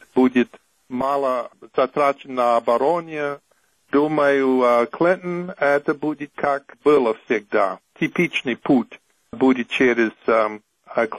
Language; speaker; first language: Russian; non-native, fluent; English